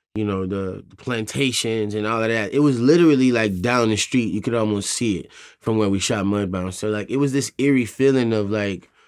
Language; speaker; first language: English; native; English